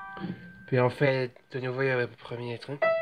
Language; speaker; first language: French; native; French